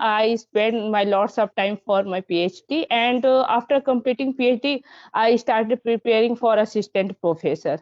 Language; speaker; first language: English; non-native, learner; Hindi